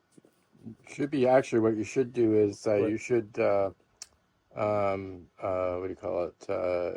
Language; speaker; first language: English; native; English